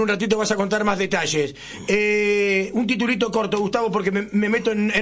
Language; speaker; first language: Spanish; native; Spanish